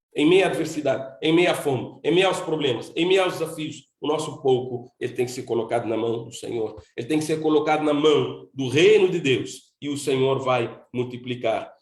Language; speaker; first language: Portuguese; non-native, local second language; Kabuverdianu